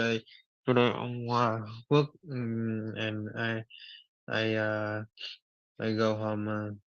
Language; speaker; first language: English; non-native, learner; Vietnamese